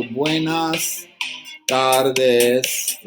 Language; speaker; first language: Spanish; non-native, learner; English